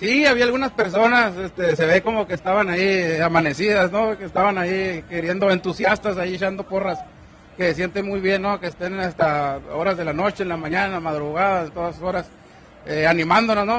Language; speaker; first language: Spanish; native; Spanish